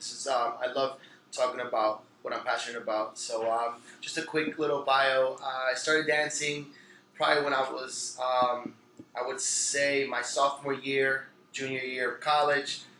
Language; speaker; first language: English; early bilingual, other home language; Spanish